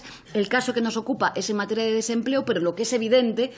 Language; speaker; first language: Spanish; native; Spanish